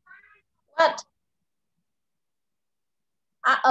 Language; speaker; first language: English; non-native, fluent; Vietnamese